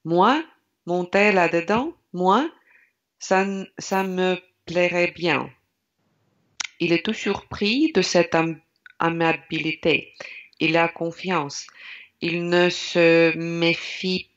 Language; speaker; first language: French; non-native, learner; Russian